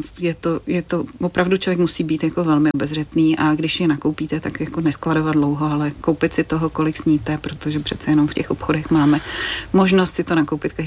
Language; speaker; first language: Czech; native; Czech